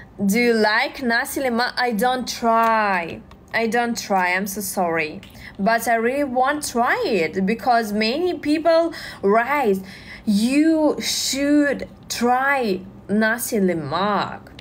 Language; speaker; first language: English; non-native, learner; Russian